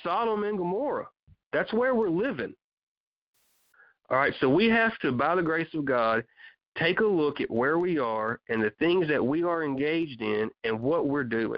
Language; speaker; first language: English; native; English